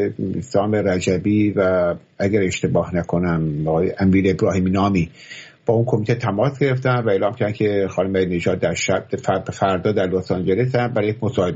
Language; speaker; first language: Persian; native; Persian